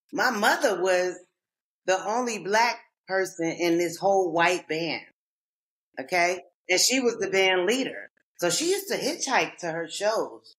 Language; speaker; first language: English; native; English